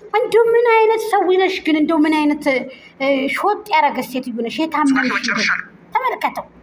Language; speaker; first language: Amharic; native; Amharic